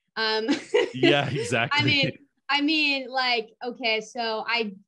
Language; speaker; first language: English; native; English